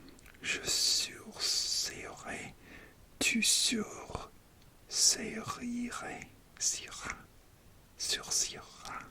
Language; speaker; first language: French; non-native, learner; English